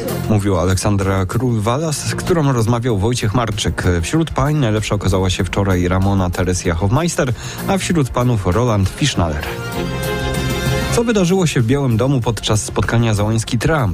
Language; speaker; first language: Polish; native; Polish